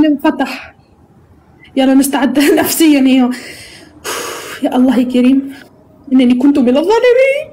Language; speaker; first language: Arabic; native; Arabic